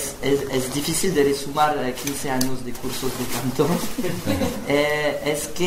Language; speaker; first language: Spanish; non-native, learner; French